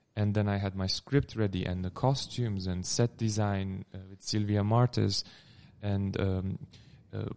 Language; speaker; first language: English; non-native, fluent; Turkish